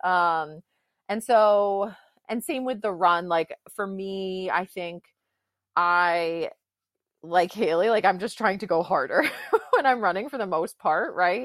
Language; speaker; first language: English; native; English